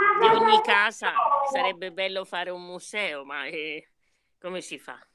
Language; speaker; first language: Italian; native; Italian